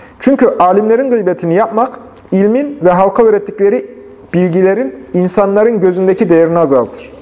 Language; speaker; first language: Turkish; native; Turkish